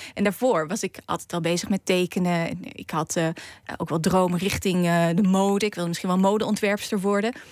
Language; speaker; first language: Dutch; native; Dutch